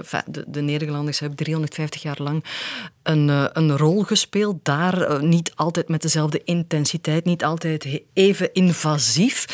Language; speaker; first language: Dutch; native; Dutch